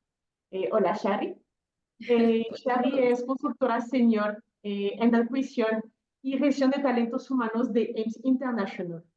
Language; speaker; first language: Spanish; non-native, fluent; French